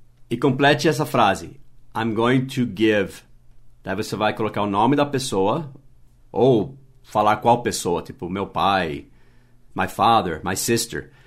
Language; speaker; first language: Portuguese; non-native, fluent; English